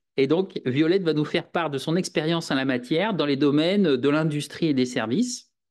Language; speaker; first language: French; native; French